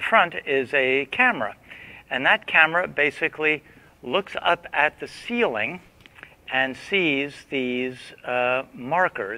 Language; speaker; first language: English; native; English